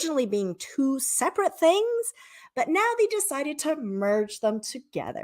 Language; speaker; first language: English; native; English